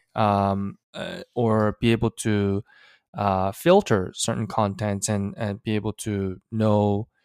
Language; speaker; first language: English; early bilingual, other home language; Korean